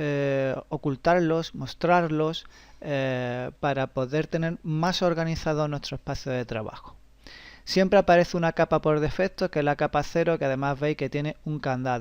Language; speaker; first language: Spanish; native; Spanish